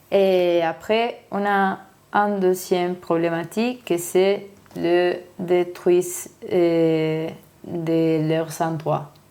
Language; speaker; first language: French; non-native, learner; Spanish